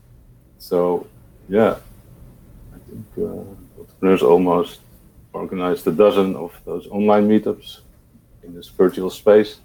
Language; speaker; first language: English; non-native, fluent; Dutch